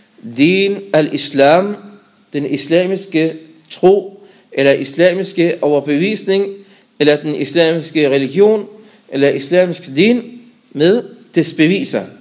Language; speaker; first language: Danish; non-native, fluent; Arabic